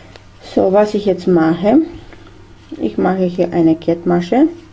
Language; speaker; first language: German; non-native, fluent; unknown